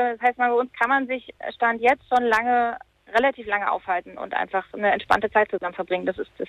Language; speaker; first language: German; native; German